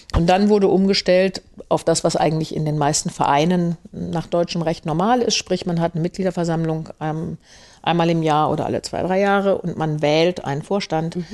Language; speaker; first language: German; native; German